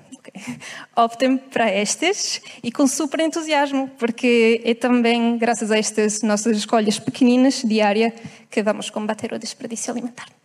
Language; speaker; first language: Portuguese; non-native, fluent; Italian